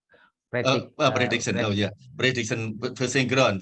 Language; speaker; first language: English; non-native, fluent; Indonesian